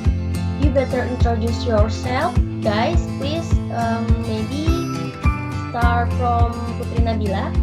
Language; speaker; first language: English; non-native, learner; Indonesian